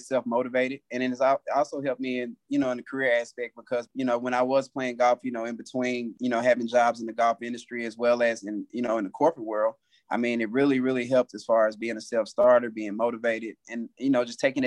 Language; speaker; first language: English; native; English